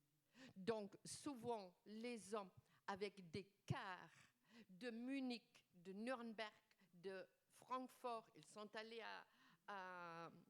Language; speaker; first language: French; non-native, fluent; German